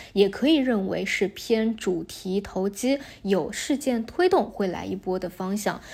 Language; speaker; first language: Chinese; native; Chinese